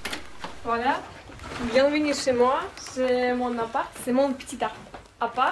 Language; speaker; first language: French; non-native, learner; Russian